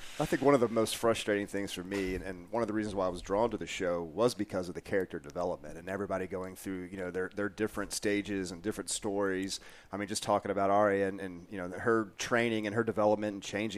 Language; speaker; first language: English; native; English